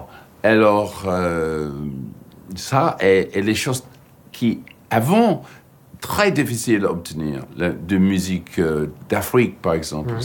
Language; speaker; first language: French; non-native, fluent; English